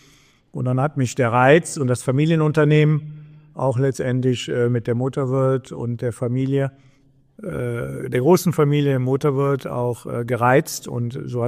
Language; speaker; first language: German; native; German